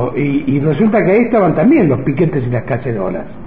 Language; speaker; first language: Spanish; native; Spanish